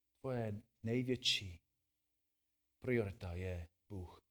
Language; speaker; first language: Czech; non-native, fluent; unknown